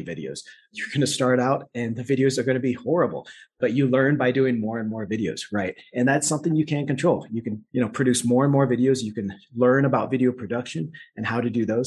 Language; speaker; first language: English; native; English